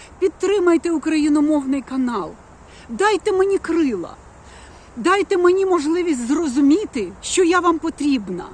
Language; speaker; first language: Ukrainian; non-native, local second language; Russian